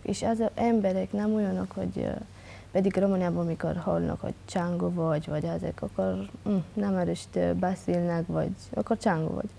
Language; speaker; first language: Hungarian; non-native, local second language; Romanian